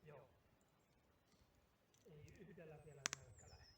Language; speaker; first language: Finnish; native; Finnish